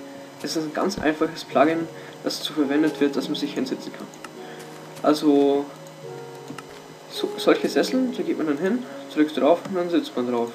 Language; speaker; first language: German; native; German